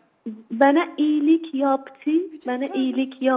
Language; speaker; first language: Turkish; non-native, learner; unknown